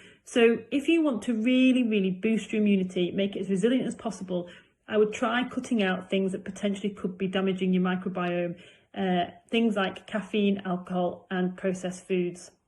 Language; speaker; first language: English; native; English